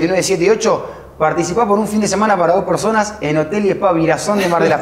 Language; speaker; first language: Spanish; native; Spanish